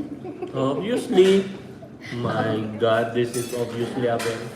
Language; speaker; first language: English; non-native, local second language; Filipino